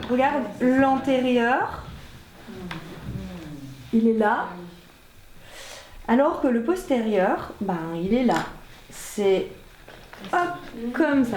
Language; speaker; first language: French; native; French